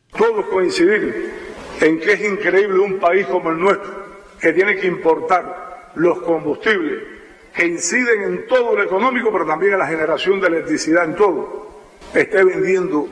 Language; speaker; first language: Spanish; native; Spanish